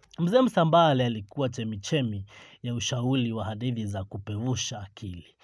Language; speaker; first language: Swahili; non-native, local second language; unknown